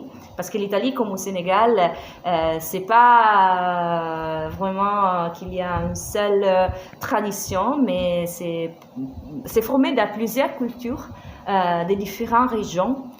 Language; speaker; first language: French; non-native, fluent; Italian